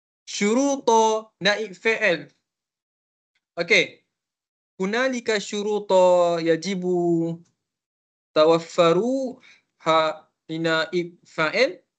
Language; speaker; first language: Arabic; non-native, learner; Malay